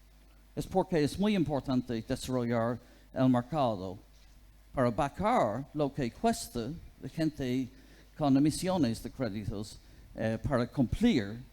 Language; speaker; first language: Spanish; non-native, fluent; English